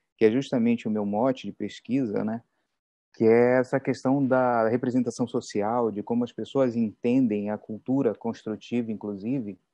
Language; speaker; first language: Portuguese; native; Portuguese